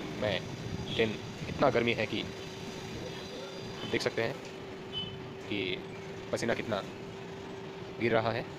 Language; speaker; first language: Hindi; non-native, local second language; Bangla